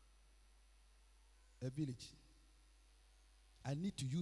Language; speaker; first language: English; non-native, local second language; Akan